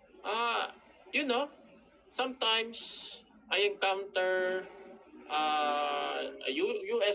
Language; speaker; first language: English; non-native, learner; Filipino